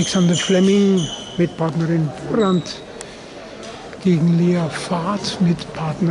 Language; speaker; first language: German; native; German